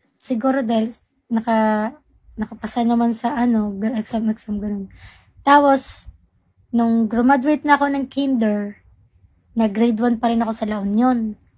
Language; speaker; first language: Filipino; non-native, local second language; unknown